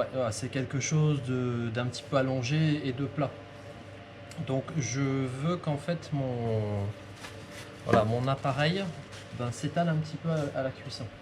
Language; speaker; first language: French; native; French